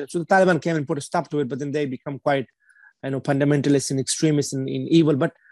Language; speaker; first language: English; non-native, fluent; Persian